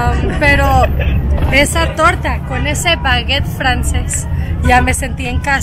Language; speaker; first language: Spanish; non-native, fluent; French